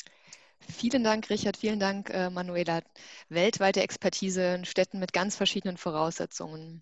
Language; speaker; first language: German; native; German